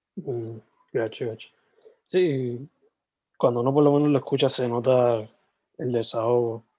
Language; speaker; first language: Spanish; native; Spanish